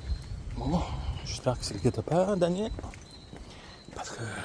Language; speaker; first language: French; native; French